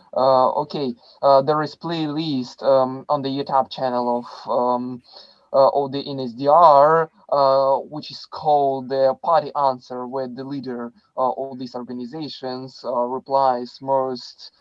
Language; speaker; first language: English; non-native, fluent; Russian